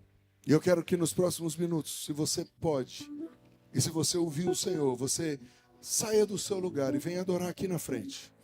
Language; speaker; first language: Portuguese; native; Portuguese